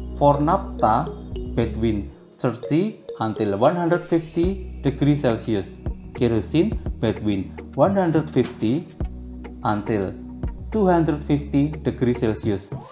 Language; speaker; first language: English; non-native, fluent; Indonesian